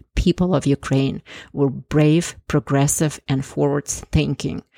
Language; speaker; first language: English; non-native, fluent; Ukrainian